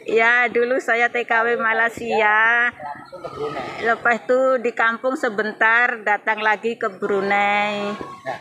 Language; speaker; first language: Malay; non-native, local second language; Javanese